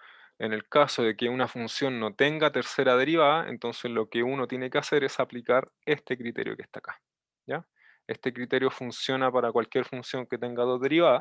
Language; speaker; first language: Spanish; native; Spanish